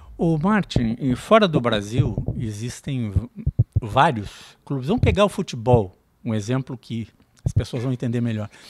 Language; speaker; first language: Portuguese; native; Portuguese